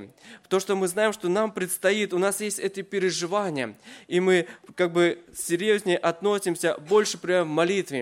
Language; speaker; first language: Russian; native; Russian